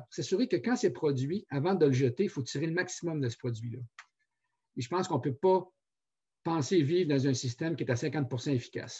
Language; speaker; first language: French; native; French